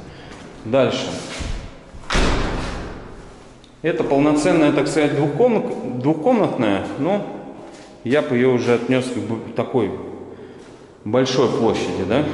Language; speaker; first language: Russian; native; Russian